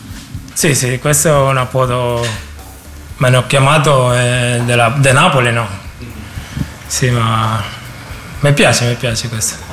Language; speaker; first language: Italian; non-native, learner; Spanish